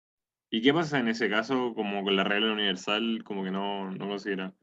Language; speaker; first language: Spanish; native; Spanish